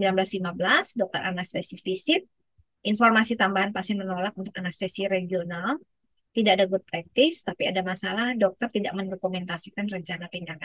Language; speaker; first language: Indonesian; native; Indonesian